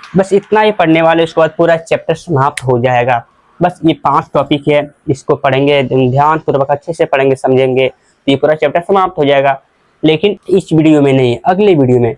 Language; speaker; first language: Hindi; native; Hindi